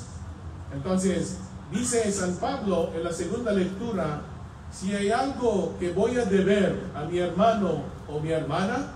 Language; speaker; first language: Spanish; non-native, fluent; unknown